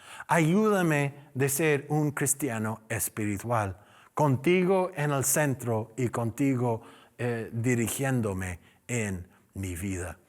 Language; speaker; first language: Spanish; non-native, learner; English